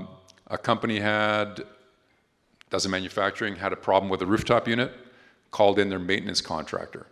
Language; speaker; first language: English; native; English